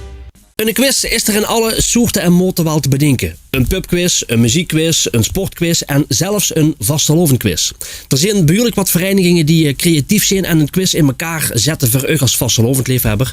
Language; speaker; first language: Dutch; native; Dutch